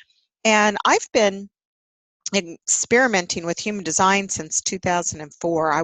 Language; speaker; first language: English; native; English